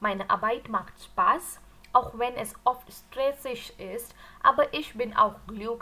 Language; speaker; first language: German; non-native, learner; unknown